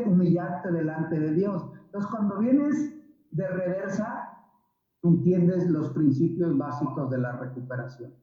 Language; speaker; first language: Spanish; native; Spanish